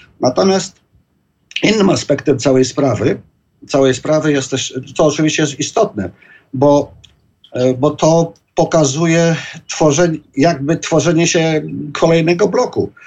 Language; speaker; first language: Polish; native; Polish